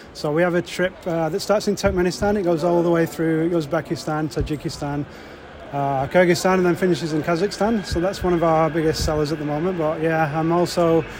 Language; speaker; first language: English; native; English